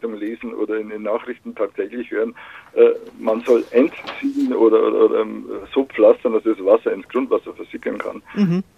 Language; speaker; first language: German; native; German